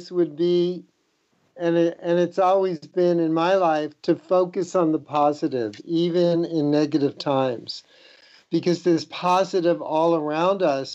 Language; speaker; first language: English; native; English